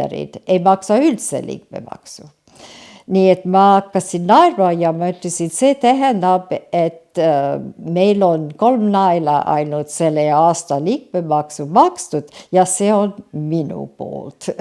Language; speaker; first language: Estonian; early bilingual, heritage; Estonian